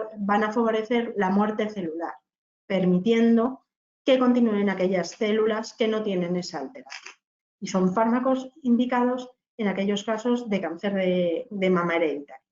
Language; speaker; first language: Spanish; native; Spanish